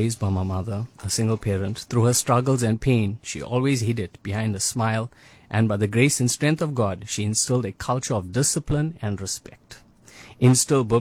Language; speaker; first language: English; native; English